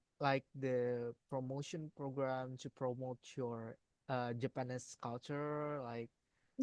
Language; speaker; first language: English; non-native, learner; Indonesian